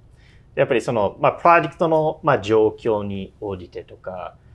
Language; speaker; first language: Japanese; non-native, fluent; English